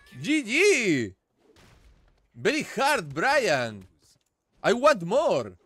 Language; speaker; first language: English; non-native, learner; Spanish